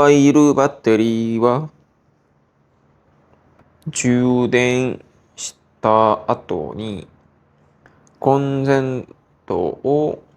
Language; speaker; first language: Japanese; non-native, learner; Korean